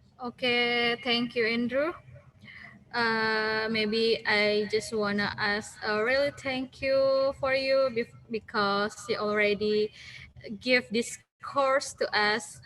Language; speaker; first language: English; non-native, local second language; Indonesian